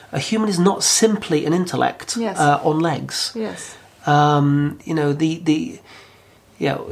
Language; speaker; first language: English; native; English